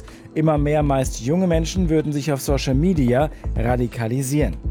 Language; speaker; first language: German; native; German